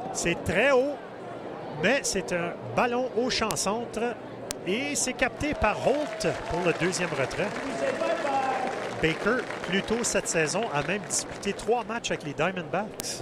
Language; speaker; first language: French; native; French